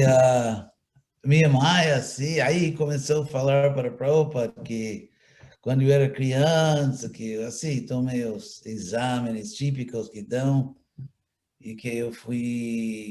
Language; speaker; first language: Portuguese; non-native, fluent; English